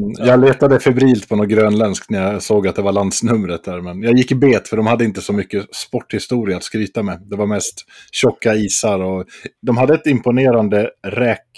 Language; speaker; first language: Swedish; native; Swedish